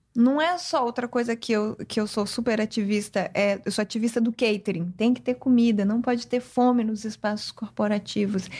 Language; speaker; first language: Portuguese; native; Portuguese